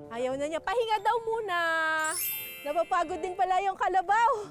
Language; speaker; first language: Filipino; native; Filipino